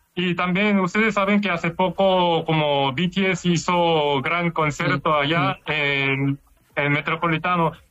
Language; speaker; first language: Spanish; non-native, fluent; Korean